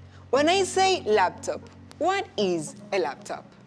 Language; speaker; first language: English; non-native, fluent; Spanish